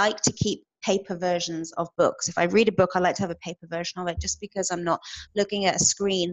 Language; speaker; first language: English; native; English